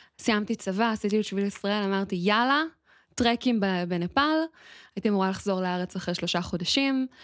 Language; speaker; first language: Hebrew; native; Hebrew